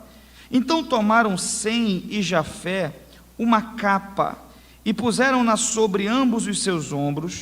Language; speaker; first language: Portuguese; native; Portuguese